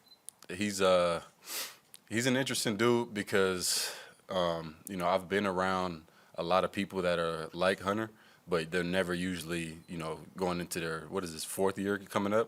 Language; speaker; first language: English; native; English